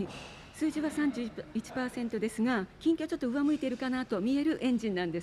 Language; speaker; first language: Japanese; native; Japanese